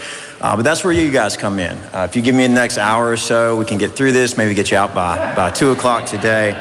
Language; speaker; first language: English; native; English